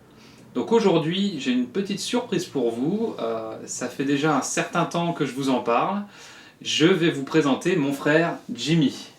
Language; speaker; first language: French; native; French